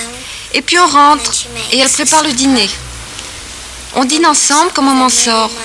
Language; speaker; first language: French; non-native, learner; English